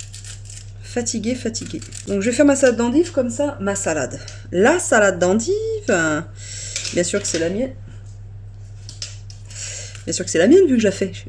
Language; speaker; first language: French; native; French